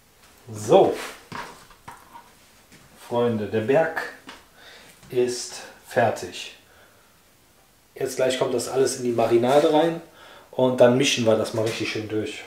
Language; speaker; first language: German; native; German